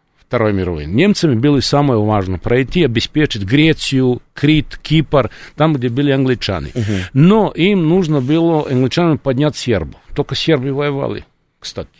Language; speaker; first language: Russian; non-native, fluent; Serbian